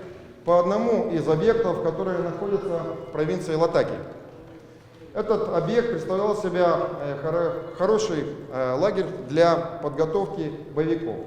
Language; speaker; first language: Russian; native; Russian